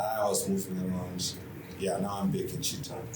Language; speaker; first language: English; non-native, local second language; Shona